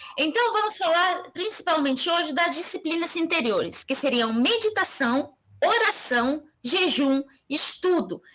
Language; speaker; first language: Portuguese; non-native, fluent; Spanish